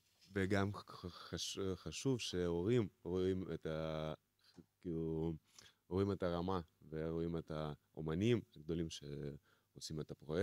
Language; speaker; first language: Hebrew; non-native, fluent; Russian